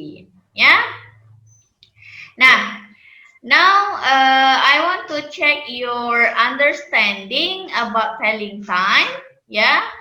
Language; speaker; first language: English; non-native, fluent; Indonesian